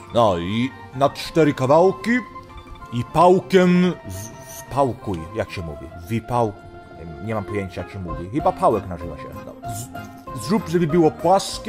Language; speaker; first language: Polish; early bilingual, heritage; Polish